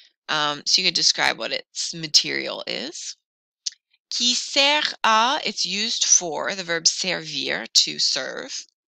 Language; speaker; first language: English; native; English